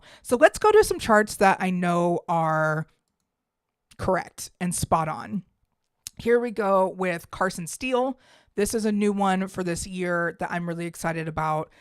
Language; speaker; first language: English; native; English